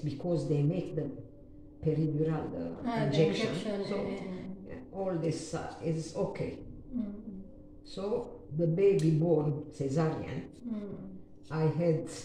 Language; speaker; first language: English; non-native, learner; Arabic